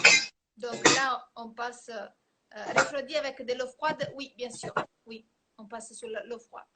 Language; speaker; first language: French; non-native, fluent; Italian